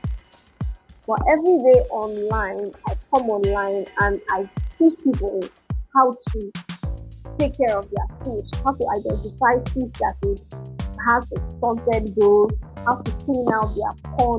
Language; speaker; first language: English; non-native, local second language; Igbo